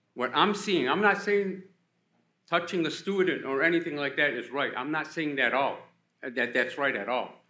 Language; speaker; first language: English; native; English